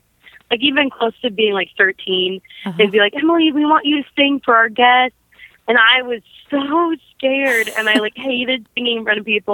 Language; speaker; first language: English; native; English